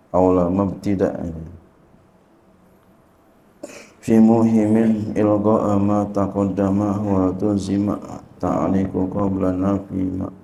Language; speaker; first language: Arabic; non-native, fluent; Indonesian